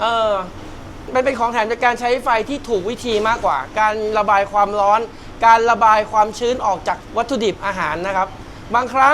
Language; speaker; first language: Thai; native; Thai